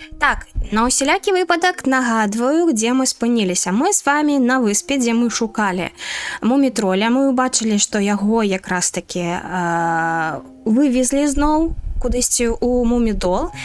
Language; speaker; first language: Belarusian; non-native, local second language; Russian